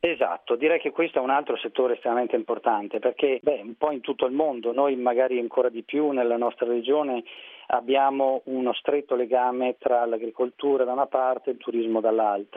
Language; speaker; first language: Italian; native; Italian